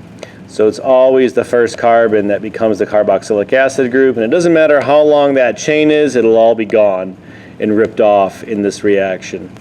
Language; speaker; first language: English; native; English